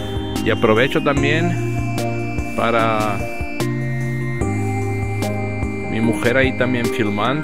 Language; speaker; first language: Spanish; non-native, fluent; Portuguese